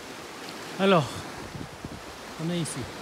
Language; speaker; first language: French; non-native, learner; Chinese